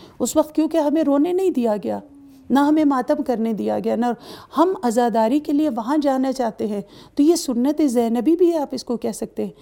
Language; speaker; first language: Urdu; native; Urdu